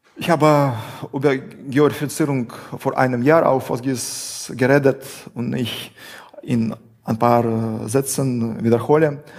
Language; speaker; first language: German; non-native, fluent; Russian